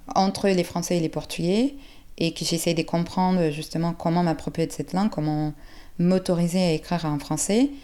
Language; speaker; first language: French; non-native, fluent; Portuguese